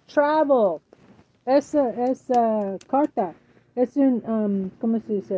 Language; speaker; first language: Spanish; non-native, learner; English